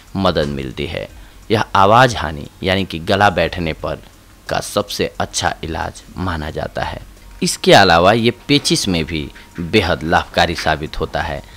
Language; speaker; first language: Hindi; native; Hindi